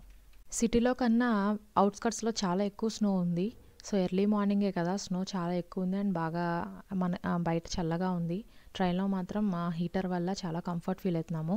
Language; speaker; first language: Telugu; native; Telugu